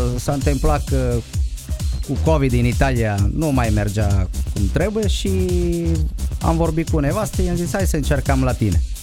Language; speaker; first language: Romanian; non-native, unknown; Italian